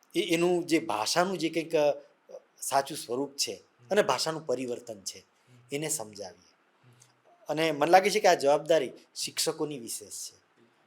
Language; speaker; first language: Gujarati; non-native, local second language; Vasavi